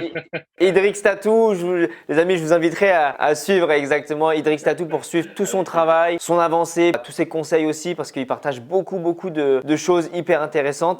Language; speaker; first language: French; native; French